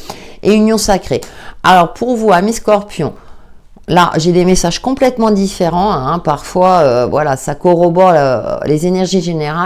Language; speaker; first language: French; native; French